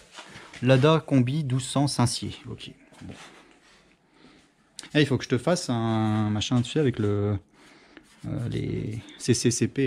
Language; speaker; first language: French; native; French